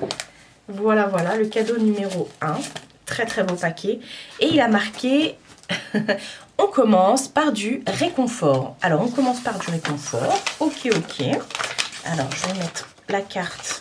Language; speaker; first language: French; native; French